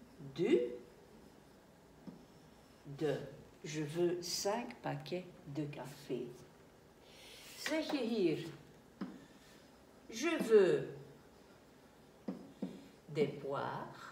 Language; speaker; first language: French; non-native, fluent; Dutch